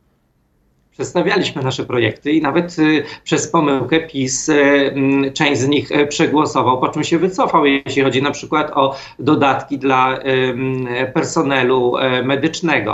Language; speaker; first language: Polish; native; Polish